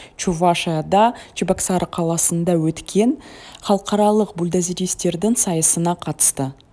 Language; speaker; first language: Kazakh; non-native, local second language; Russian